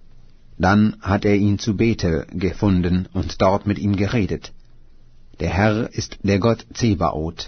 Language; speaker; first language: German; native; German